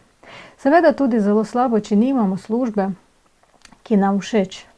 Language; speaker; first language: Slovenian; non-native, fluent; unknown